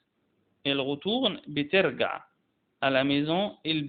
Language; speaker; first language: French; non-native, fluent; Arabic